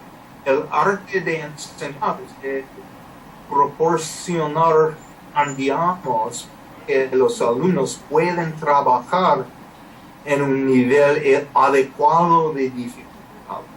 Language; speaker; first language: Spanish; non-native, learner; English